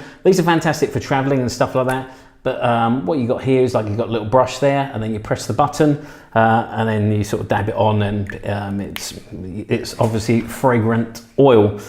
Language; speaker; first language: English; native; English